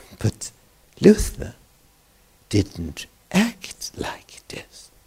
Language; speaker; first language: English; non-native, fluent; German